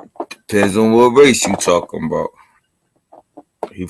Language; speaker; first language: English; native; English